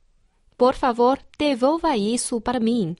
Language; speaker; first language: Portuguese; non-native, fluent; Chinese